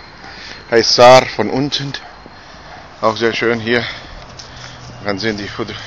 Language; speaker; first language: German; non-native, fluent; Arabic